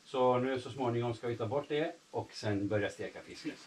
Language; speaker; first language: Swedish; non-native, fluent; Italian